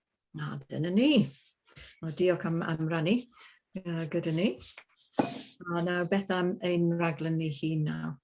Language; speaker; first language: Welsh; non-native, learner; English